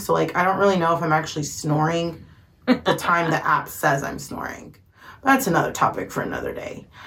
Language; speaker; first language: English; early bilingual, other home language; Spanish